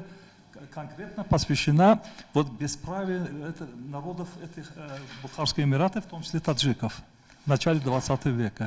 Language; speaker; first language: Russian; non-native, local second language; Tajik